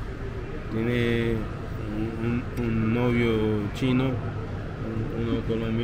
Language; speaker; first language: Spanish; non-native, learner; English